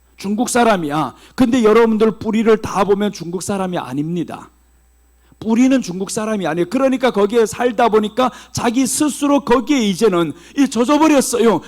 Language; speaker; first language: Korean; early bilingual, heritage; Korean